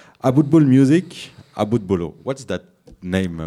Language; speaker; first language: English; non-native, fluent; French